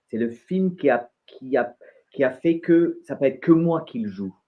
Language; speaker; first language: French; non-native, fluent; English